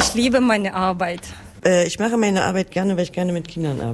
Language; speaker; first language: German; non-native, learner; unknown